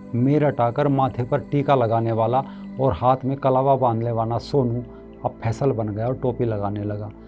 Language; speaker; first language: Hindi; native; Hindi